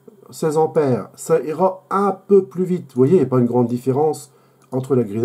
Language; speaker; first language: French; native; French